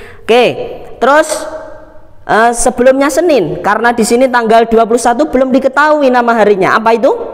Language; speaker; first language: Indonesian; non-native, local second language; Javanese